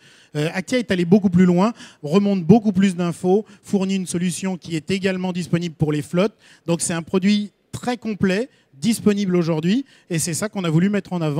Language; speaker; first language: French; native; French